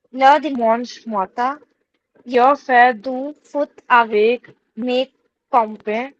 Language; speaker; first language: French; non-native, learner; Hindi